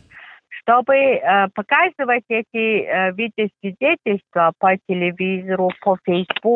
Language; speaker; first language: Russian; non-native, fluent; Mongolian